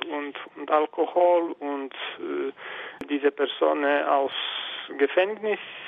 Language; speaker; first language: German; non-native, fluent; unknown